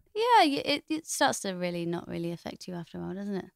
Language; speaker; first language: English; native; English